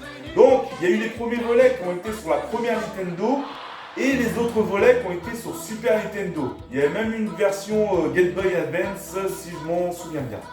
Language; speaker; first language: French; native; French